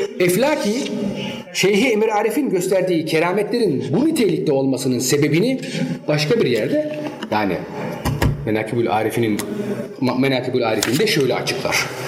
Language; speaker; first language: Turkish; early bilingual, heritage; Turkish